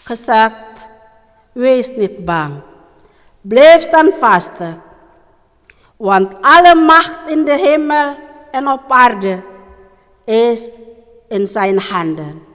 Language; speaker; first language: Dutch; non-native, learner; Indonesian